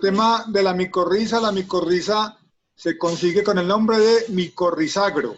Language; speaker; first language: Spanish; native; Spanish